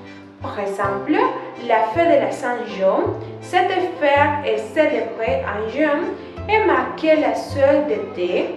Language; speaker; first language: French; non-native, learner; Spanish